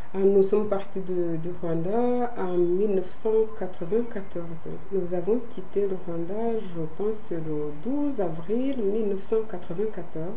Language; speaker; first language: French; non-native, local second language; Kinyarwanda